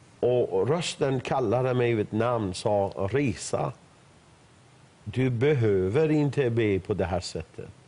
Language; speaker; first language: Swedish; non-native, fluent; Persian